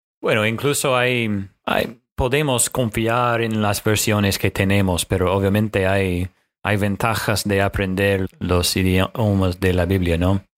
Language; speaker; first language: Spanish; non-native, fluent; English